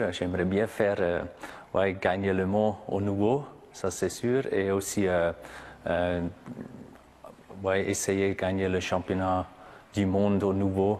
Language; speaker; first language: French; non-native, local second language; German